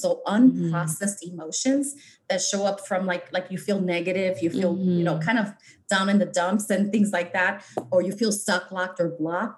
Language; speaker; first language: English; native; English